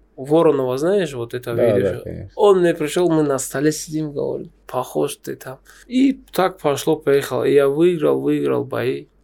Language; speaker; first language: Russian; non-native, local second language; Tajik